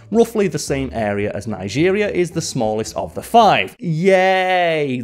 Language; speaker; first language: English; native; English